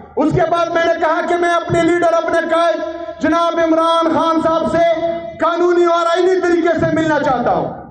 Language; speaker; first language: Urdu; non-native, local second language; Pashto